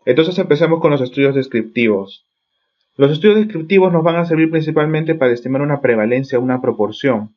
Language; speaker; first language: Spanish; native; Spanish